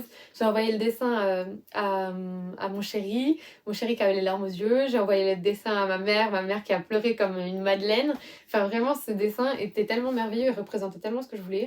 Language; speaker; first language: French; native; French